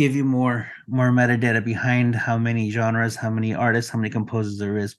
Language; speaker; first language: English; non-native, fluent; Spanish